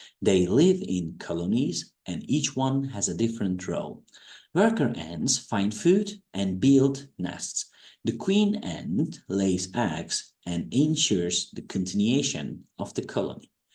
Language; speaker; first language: English; non-native, fluent; Turkish